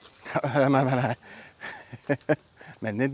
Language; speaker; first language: Thai; non-native, learner; English